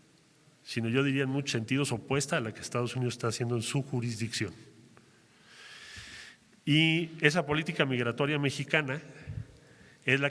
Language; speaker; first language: Spanish; native; Spanish